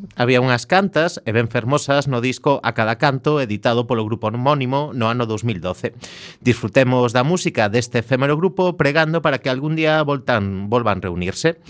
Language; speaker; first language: Galician; native; Galician